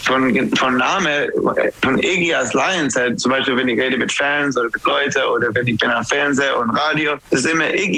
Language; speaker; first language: German; non-native, fluent; English